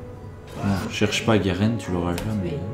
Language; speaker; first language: French; native; French